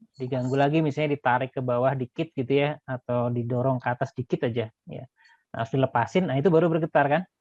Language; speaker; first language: Indonesian; native; Indonesian